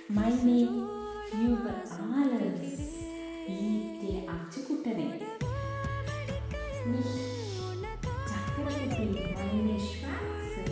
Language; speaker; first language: German; non-native, learner; Malayalam